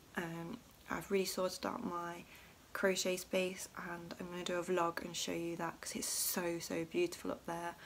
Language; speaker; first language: English; native; English